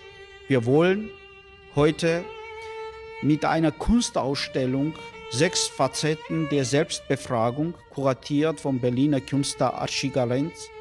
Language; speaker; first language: German; non-native, fluent; Armenian